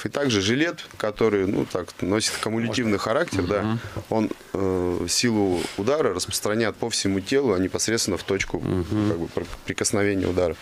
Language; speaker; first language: Russian; native; Russian